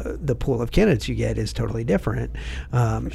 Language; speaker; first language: English; native; English